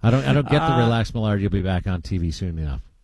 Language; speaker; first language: English; native; English